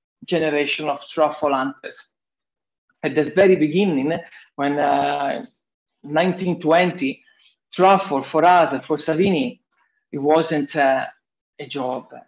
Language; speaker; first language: English; non-native, fluent; Italian